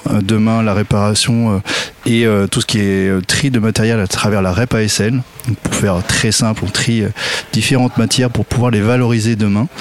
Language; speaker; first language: French; native; French